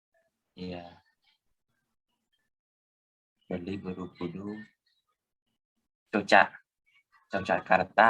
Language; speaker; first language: Indonesian; non-native, learner; Khmer